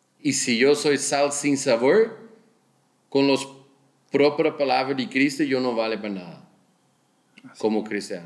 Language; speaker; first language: Spanish; non-native, learner; Dutch